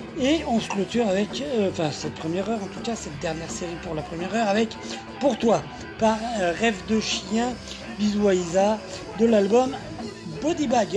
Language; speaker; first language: French; native; French